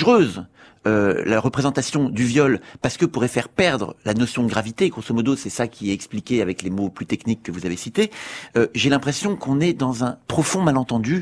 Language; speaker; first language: French; native; French